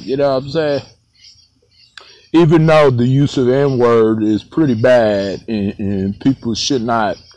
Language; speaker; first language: English; native; English